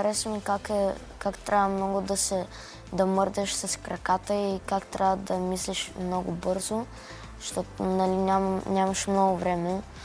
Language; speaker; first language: Bulgarian; early bilingual, heritage; Russian